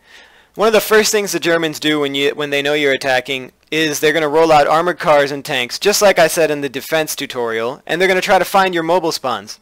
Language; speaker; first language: English; native; English